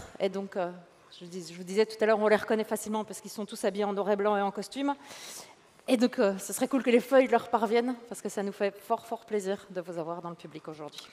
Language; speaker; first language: French; native; French